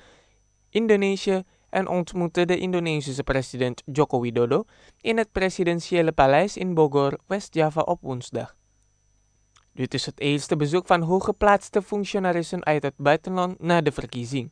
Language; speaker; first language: Dutch; non-native, fluent; Indonesian